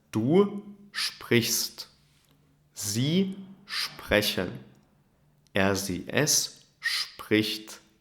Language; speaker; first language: German; non-native, fluent; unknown